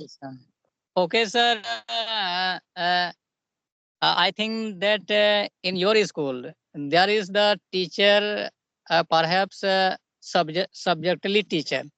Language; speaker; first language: English; non-native, local second language; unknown